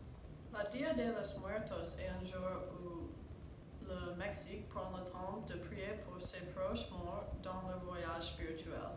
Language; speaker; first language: French; non-native, learner; English